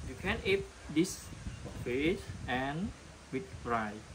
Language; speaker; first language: English; non-native, learner; Khmer